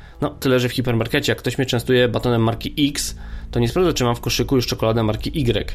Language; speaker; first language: Polish; native; Polish